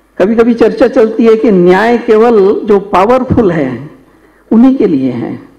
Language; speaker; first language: Hindi; native; Hindi